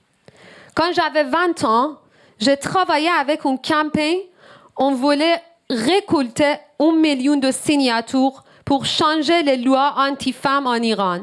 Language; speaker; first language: French; non-native, learner; Persian